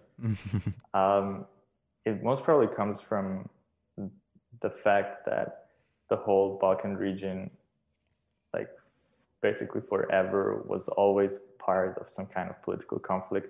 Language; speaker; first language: English; non-native, fluent; Serbian